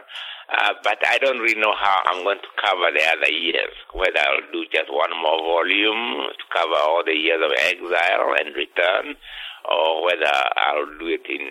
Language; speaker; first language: English; non-native, local second language; Kikuyu